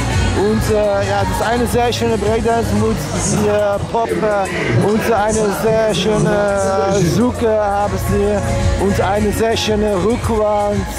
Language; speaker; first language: German; non-native, learner; Dutch